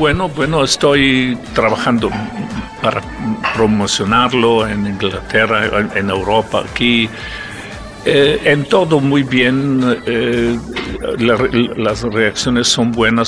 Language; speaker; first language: Spanish; non-native, learner; Italian